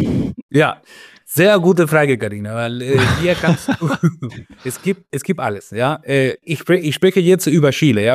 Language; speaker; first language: German; non-native, fluent; Spanish